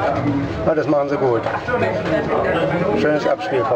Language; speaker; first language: German; native; German